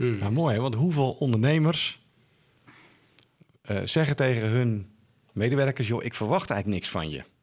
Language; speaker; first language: Dutch; native; Dutch